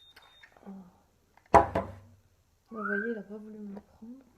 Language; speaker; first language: French; native; French